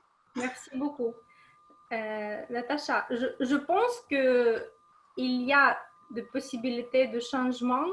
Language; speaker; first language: French; non-native, fluent; Russian